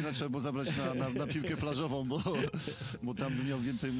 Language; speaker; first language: Polish; native; Polish